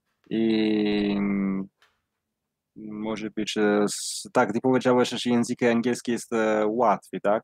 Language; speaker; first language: Polish; non-native, learner; Italian